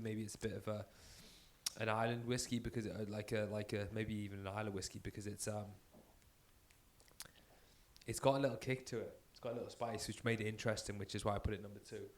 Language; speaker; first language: English; native; English